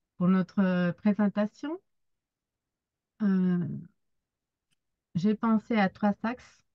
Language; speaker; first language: French; non-native, fluent; Spanish